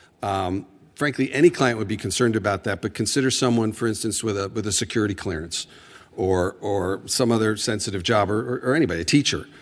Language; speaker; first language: English; native; English